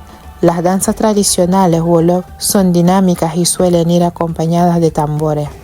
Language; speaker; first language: Spanish; non-native, fluent; Wolof